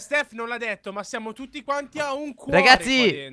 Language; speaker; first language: Italian; native; Italian